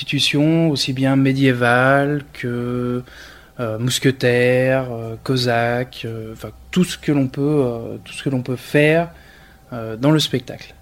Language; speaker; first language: French; native; French